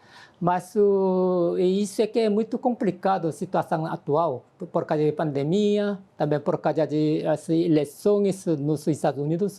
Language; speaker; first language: Portuguese; non-native, learner; Korean